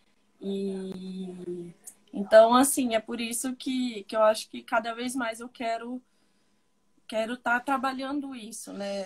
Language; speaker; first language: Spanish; non-native, learner; Portuguese